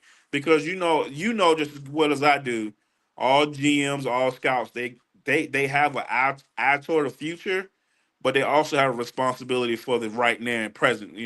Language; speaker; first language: English; native; English